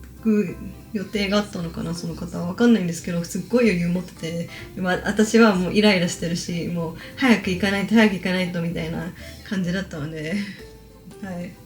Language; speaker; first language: Japanese; early bilingual, heritage; Japanese